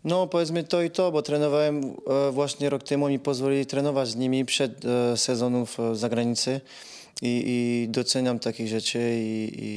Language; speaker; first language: Polish; non-native, fluent; French